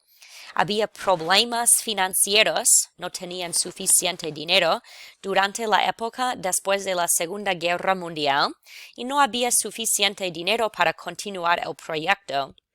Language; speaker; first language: Spanish; non-native, fluent; English